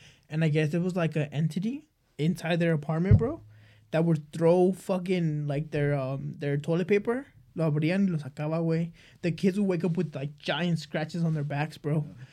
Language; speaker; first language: English; early bilingual, other home language; Spanish